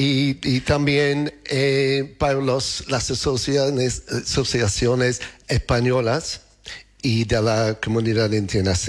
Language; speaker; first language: Spanish; non-native, learner; English